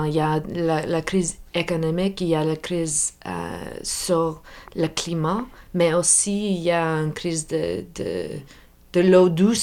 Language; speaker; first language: French; non-native, local second language; English